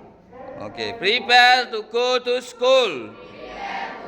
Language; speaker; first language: English; non-native, fluent; Indonesian